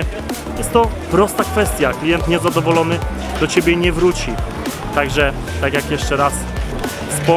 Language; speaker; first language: Polish; native; Polish